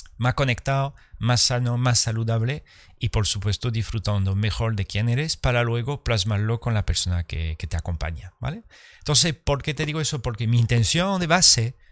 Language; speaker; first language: Spanish; early bilingual, heritage; Spanish